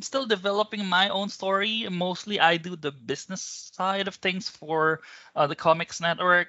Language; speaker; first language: English; non-native, local second language; Filipino